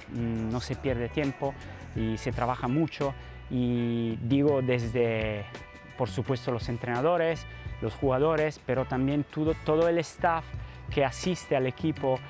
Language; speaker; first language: Spanish; non-native, fluent; Italian